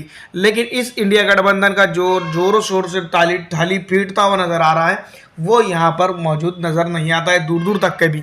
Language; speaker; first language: Hindi; native; Hindi